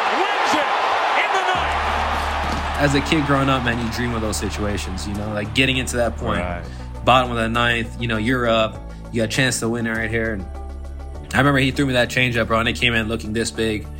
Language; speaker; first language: English; native; English